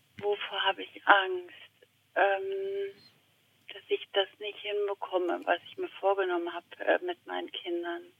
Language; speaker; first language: German; early bilingual, other home language; Italian